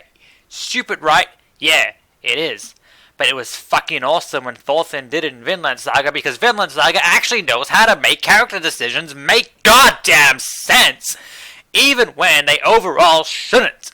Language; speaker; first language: English; native; English